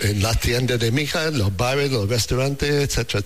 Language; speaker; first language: Spanish; non-native, learner; English